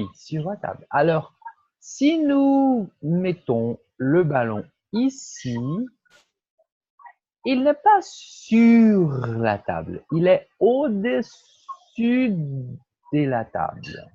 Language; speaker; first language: French; non-native, fluent; Portuguese